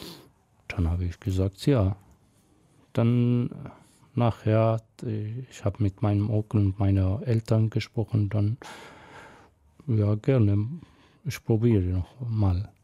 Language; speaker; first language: German; non-native, fluent; Arabic